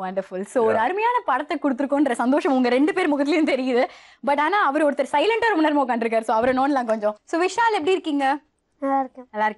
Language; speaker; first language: Tamil; native; Tamil